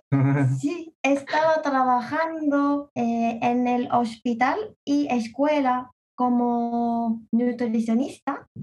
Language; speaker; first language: Spanish; non-native, learner; Japanese